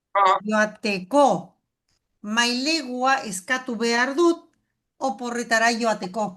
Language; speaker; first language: Basque; non-native, fluent; Spanish